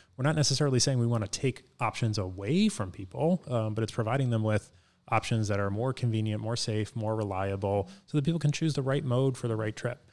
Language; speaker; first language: English; native; English